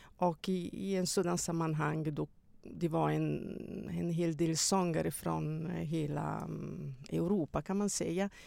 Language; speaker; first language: Swedish; non-native, fluent; Italian